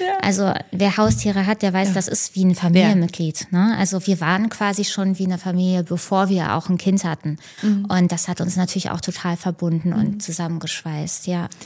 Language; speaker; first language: German; native; German